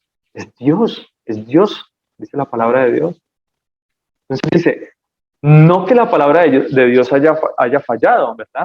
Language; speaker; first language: Spanish; native; Spanish